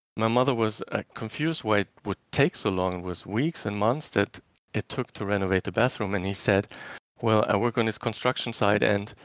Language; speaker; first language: English; non-native, fluent; German